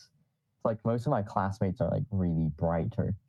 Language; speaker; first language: English; non-native, local second language; Cantonese